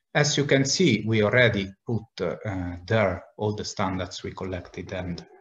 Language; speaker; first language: English; non-native, fluent; Italian